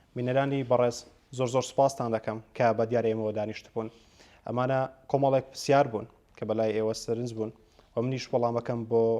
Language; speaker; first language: Central Kurdish; native; Central Kurdish